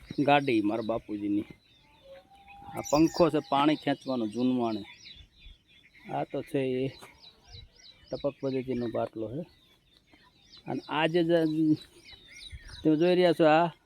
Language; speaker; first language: Gujarati; native; Gujarati